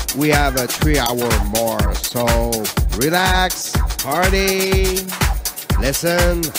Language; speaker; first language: English; non-native, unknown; French